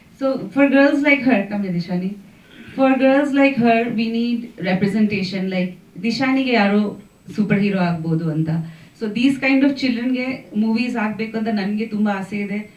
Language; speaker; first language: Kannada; non-native, fluent; Bangla